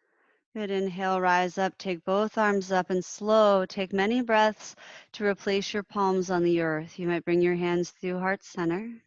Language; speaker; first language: English; native; English